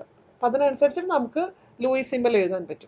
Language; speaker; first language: Malayalam; native; Malayalam